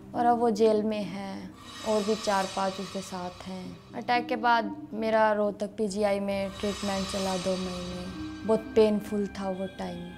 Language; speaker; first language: Hindi; native; Hindi